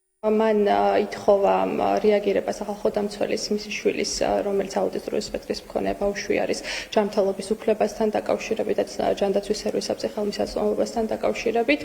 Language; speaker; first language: Georgian; native; Georgian